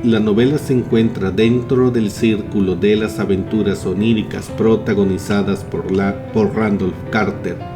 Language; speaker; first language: Spanish; native; Spanish